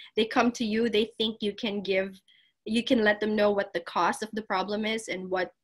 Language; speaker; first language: English; non-native, local second language; Filipino